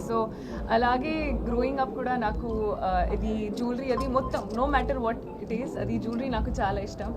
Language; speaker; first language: Telugu; non-native, learner; Hindi